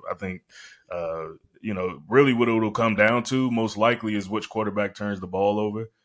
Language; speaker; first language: English; native; English